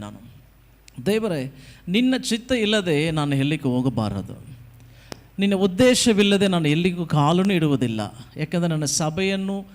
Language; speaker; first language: Kannada; non-native, local second language; Tamil